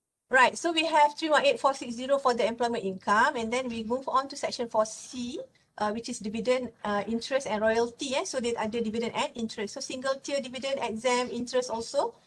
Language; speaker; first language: English; non-native, local second language; Malay